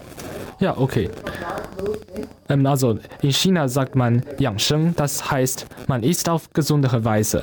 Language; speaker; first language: German; non-native, learner; Chinese